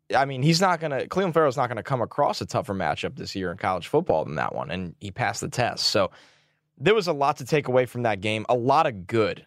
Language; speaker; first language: English; native; English